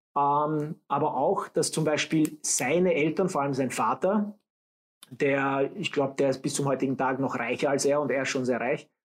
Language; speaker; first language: German; early bilingual, other home language; English